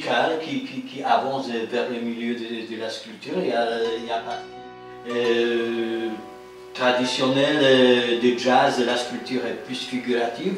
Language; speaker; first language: French; non-native, fluent; Polish